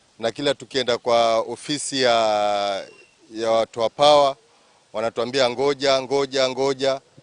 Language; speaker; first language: Swahili; native; Swahili